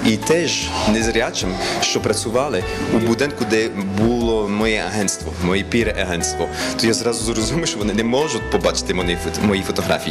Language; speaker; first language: Ukrainian; early bilingual, heritage; Ukrainian